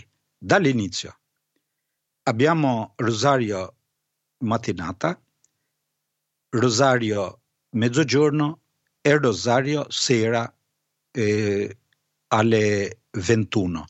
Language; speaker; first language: Italian; non-native, fluent; Albanian